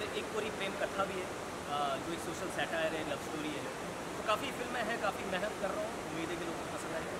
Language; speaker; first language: Hindi; native; Hindi